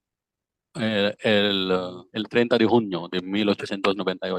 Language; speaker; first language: Spanish; non-native, fluent; Filipino